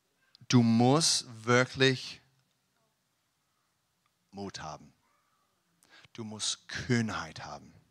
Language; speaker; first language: German; non-native, learner; English